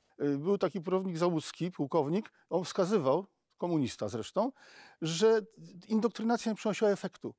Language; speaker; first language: Polish; native; Polish